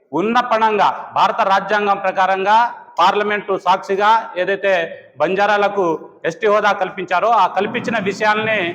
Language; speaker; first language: Telugu; non-native, local second language; Lambadi